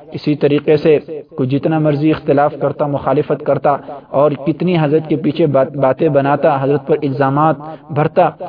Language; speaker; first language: Urdu; non-native, local second language; Pashto